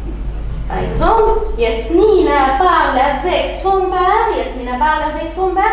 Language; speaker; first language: French; non-native, fluent; Arabic